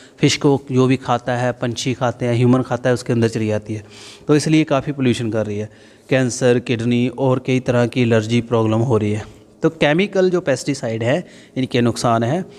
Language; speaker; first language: Hindi; non-native, local second language; Punjabi